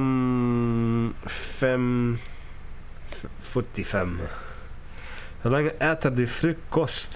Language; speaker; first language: Swedish; non-native, learner; English